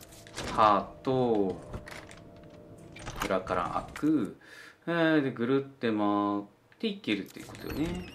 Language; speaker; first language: Japanese; native; Japanese